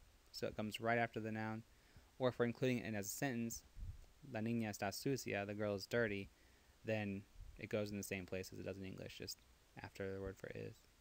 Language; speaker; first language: English; native; English